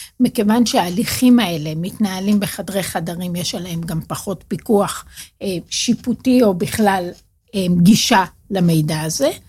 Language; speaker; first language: Hebrew; native; Hebrew